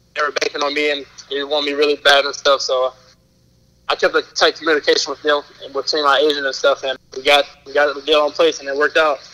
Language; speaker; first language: English; native; English